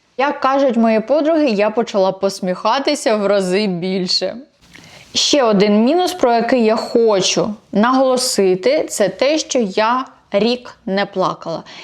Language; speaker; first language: Ukrainian; non-native, local second language; Russian